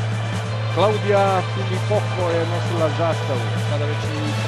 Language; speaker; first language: Bosnian; native; Bosnian